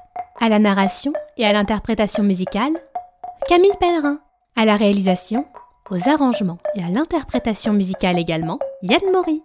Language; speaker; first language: French; native; French